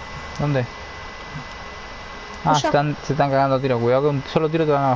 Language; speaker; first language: Spanish; native; Spanish